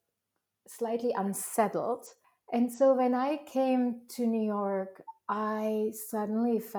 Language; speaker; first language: English; non-native, fluent; German